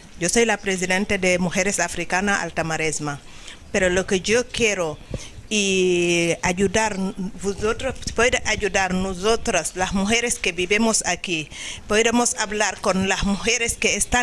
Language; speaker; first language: Spanish; non-native, learner; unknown